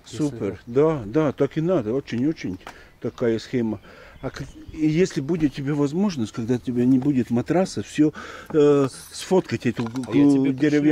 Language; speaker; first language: Russian; non-native, local second language; Latvian